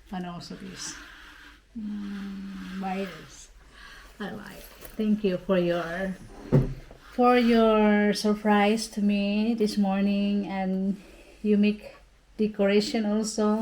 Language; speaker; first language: English; non-native, learner; Cebuano